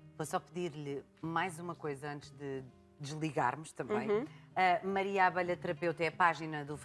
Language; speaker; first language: Portuguese; native; Portuguese